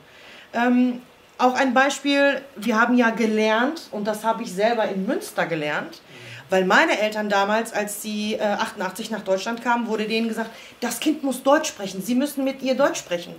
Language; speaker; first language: German; early bilingual, other home language; Croatian